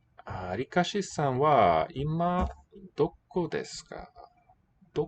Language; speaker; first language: Japanese; non-native, learner; English